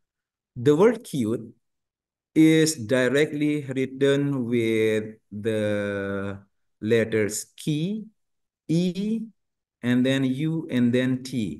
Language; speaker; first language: English; non-native, learner; Indonesian